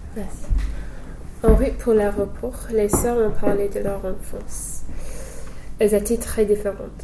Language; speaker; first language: French; non-native, learner; English